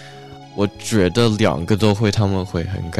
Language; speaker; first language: Chinese; early bilingual, heritage; Chinese